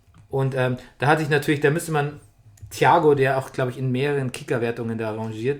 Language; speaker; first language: German; native; German